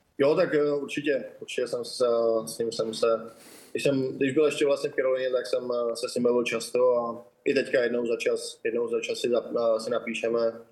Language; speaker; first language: Czech; native; Czech